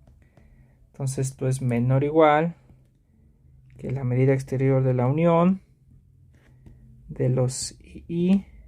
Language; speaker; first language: Spanish; native; Spanish